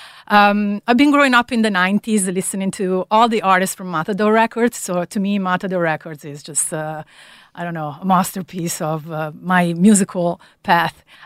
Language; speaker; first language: English; non-native, fluent; Italian